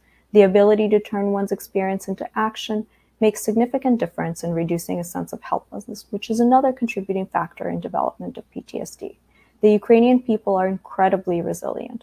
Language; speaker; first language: English; early bilingual, other home language; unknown